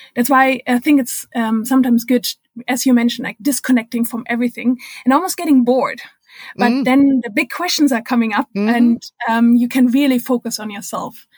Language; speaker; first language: English; non-native, fluent; German